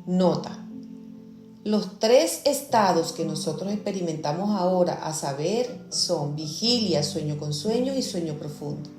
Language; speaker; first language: Spanish; native; Spanish